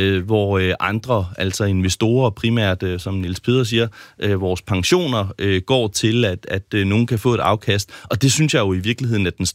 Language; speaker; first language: Danish; native; Danish